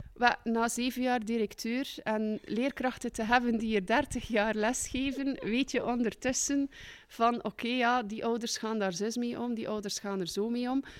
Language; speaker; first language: Dutch; native; Dutch